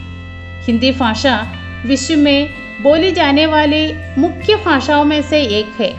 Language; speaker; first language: Hindi; non-native, local second language; Malayalam